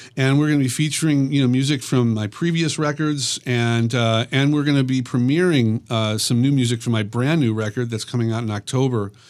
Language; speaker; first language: English; native; English